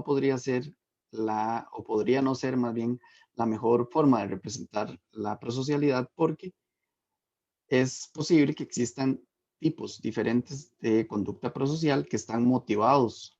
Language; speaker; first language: Spanish; native; Spanish